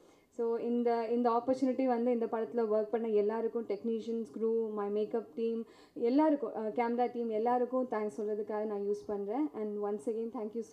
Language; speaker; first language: Tamil; non-native, fluent; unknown